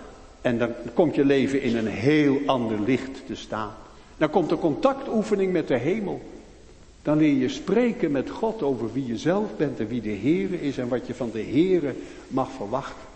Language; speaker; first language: Dutch; native; Dutch